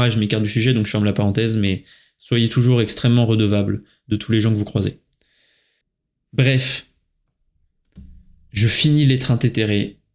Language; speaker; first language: French; native; French